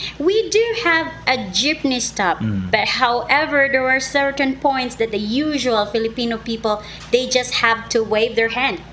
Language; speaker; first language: English; non-native, local second language; Cebuano